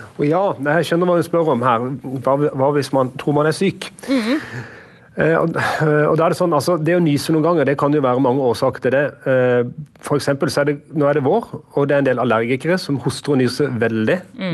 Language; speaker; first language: Norwegian; native; Norwegian